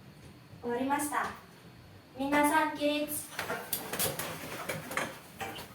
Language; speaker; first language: Japanese; non-native, learner; Indonesian